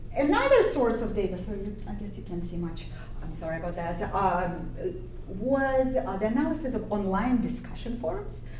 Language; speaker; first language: English; non-native, fluent; Ukrainian